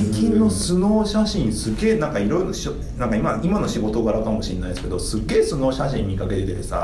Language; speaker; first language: Japanese; native; Japanese